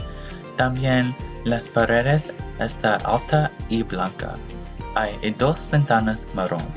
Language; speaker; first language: Spanish; non-native, learner; English